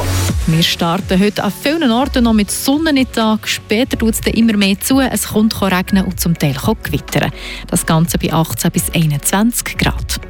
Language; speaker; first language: German; native; German